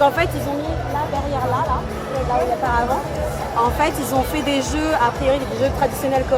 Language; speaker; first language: French; native; French